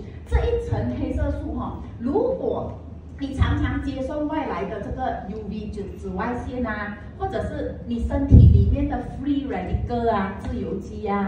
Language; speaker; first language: Chinese; native; Chinese